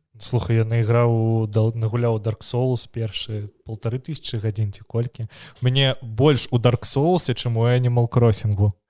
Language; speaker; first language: Belarusian; native; Belarusian